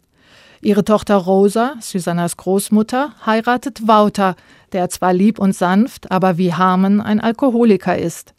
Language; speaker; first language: German; native; German